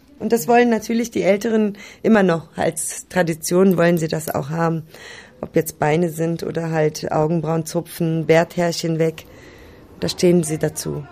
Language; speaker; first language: German; early bilingual, other home language; Turkish